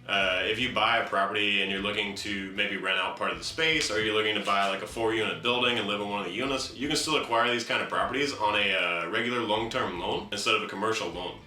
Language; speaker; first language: English; native; English